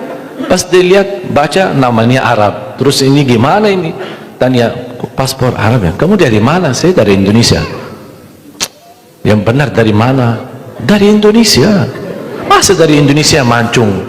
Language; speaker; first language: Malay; non-native, fluent; Arabic